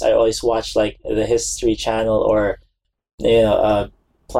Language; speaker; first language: English; non-native, local second language; Filipino